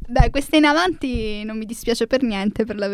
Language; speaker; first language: Italian; native; Italian